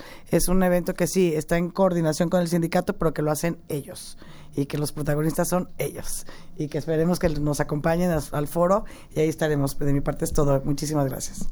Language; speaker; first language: Spanish; native; Spanish